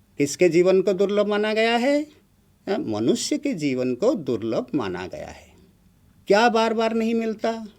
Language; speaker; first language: Hindi; non-native, local second language; Odia